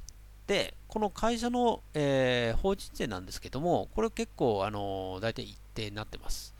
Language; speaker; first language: Japanese; native; Japanese